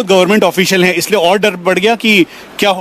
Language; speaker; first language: Hindi; native; Hindi